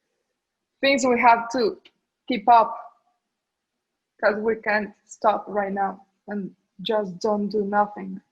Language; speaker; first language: English; non-native, learner; Spanish